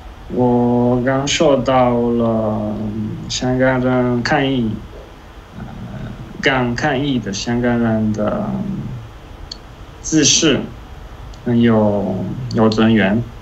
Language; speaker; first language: Chinese; non-native, fluent; Italian